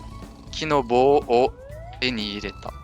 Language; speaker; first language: Japanese; non-native, fluent; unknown